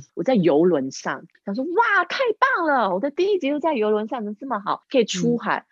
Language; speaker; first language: Chinese; non-native, local second language; English